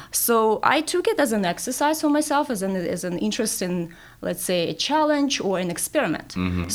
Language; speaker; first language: English; non-native, fluent; Russian